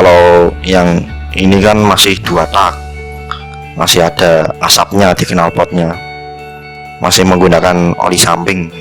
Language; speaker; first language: Indonesian; native; Indonesian